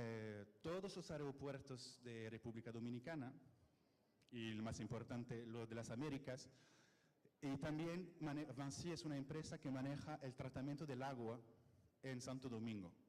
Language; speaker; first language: Spanish; non-native, fluent; French